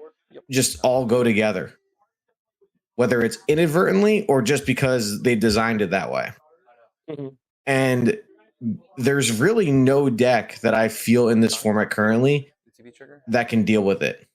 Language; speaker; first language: English; native; English